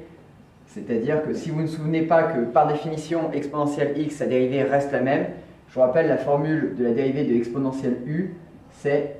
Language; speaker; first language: French; native; French